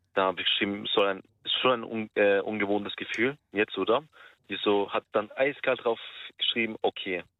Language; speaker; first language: German; early bilingual, other home language; Turkish